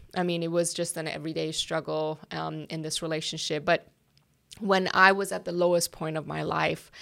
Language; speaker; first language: English; non-native, fluent; Persian